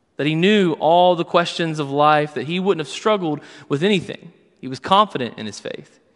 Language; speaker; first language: English; native; English